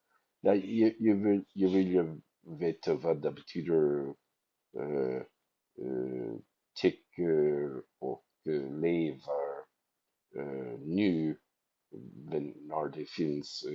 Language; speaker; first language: Swedish; non-native, learner; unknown